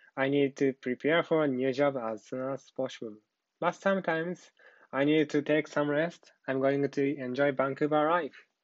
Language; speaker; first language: English; non-native, learner; Japanese